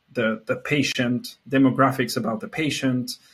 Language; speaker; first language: English; non-native, fluent; Spanish